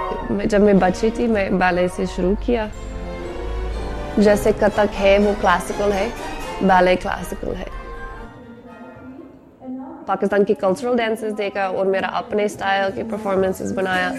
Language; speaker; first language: Hindi; non-native, learner; English